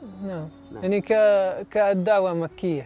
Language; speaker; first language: Arabic; non-native, learner; Italian